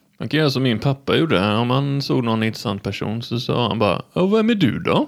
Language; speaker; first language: Swedish; native; Swedish